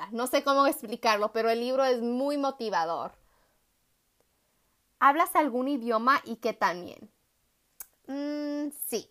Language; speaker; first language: Spanish; early bilingual, heritage; Spanish